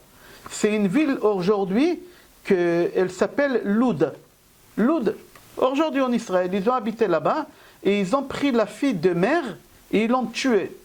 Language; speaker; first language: French; native; French